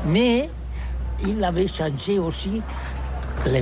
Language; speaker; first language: French; non-native, learner; Catalan